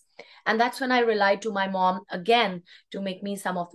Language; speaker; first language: English; non-native, local second language; Hindi